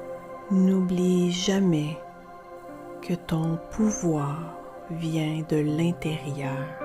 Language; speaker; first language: French; native; French